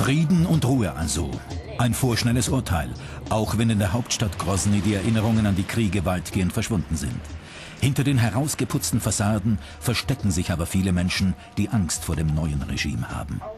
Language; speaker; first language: German; native; German